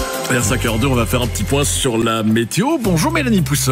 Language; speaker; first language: French; native; French